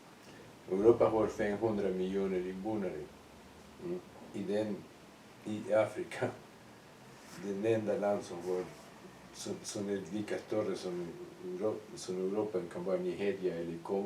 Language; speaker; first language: Swedish; non-native, fluent; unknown